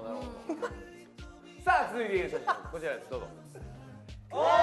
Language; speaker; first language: Japanese; native; Japanese